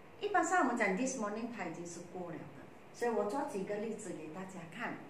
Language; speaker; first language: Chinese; native; Chinese